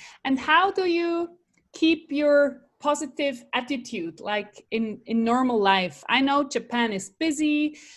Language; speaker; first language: English; non-native, fluent; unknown